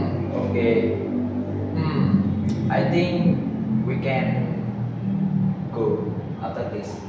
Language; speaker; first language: English; non-native, learner; Indonesian